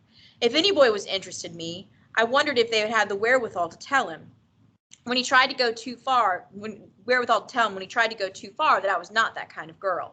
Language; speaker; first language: English; native; English